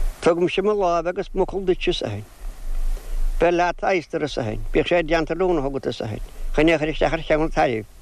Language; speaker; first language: Irish; native; Irish